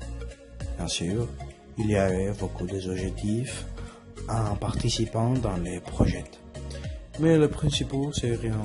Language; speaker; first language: French; non-native, learner; Spanish